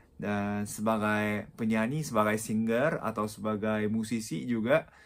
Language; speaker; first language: Indonesian; non-native, fluent; Japanese